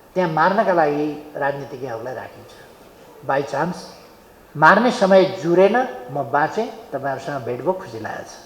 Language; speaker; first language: Nepali; native; Nepali